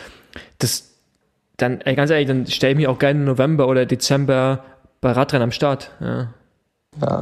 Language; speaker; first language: German; native; German